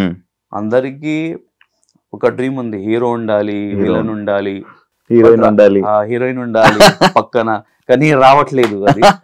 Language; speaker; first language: Telugu; non-native, local second language; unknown